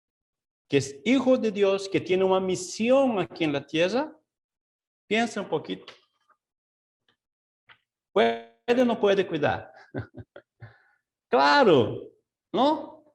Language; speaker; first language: Spanish; non-native, fluent; Portuguese